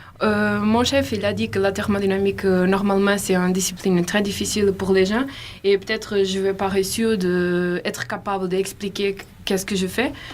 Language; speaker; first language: French; non-native, fluent; Portuguese